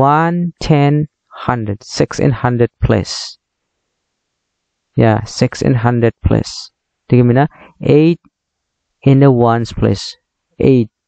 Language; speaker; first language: English; non-native, local second language; Garo